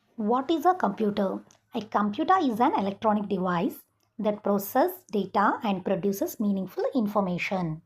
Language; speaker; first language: English; non-native, local second language; Telugu